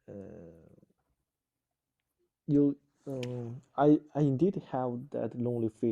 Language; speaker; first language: English; non-native, learner; Chinese